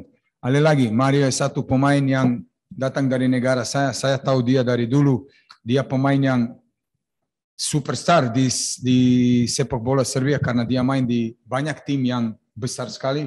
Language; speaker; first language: Indonesian; non-native, fluent; Serbian